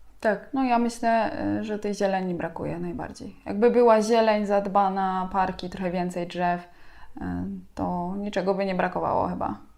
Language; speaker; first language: Polish; native; Polish